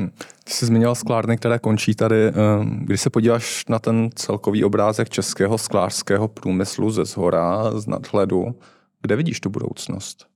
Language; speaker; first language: Czech; native; Czech